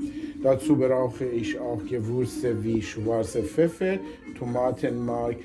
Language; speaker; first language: German; non-native, learner; Persian